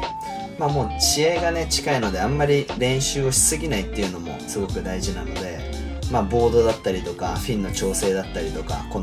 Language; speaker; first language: Japanese; native; Japanese